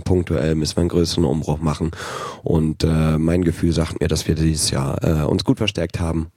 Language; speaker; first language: German; native; German